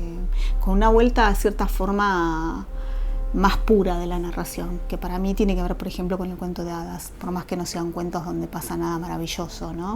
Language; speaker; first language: Spanish; native; Spanish